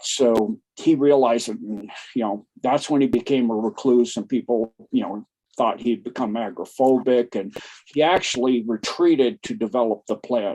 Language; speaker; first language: English; native; English